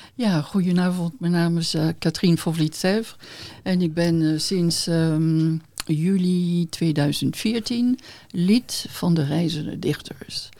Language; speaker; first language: Dutch; non-native, fluent; French